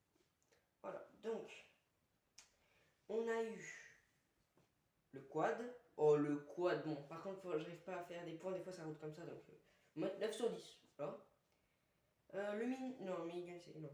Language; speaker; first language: French; native; French